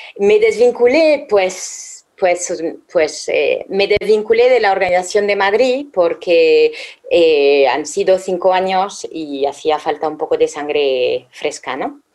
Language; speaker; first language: Spanish; non-native, fluent; French